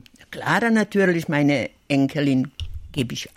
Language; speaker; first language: German; non-native, fluent; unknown